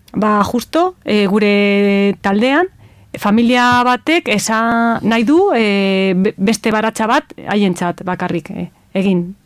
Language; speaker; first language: Basque; non-native, local second language; Spanish